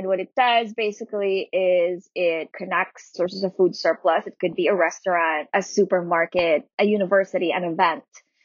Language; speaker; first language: English; non-native, local second language; Filipino